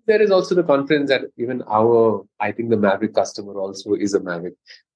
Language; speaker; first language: English; non-native, local second language; Konkani